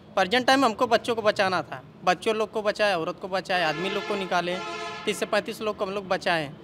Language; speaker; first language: Hindi; native; Hindi